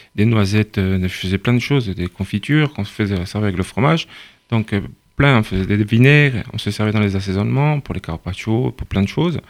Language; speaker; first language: French; native; French